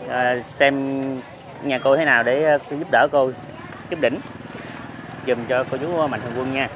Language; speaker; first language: Vietnamese; native; Vietnamese